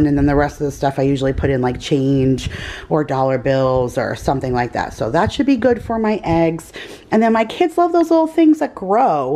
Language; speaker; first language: English; native; English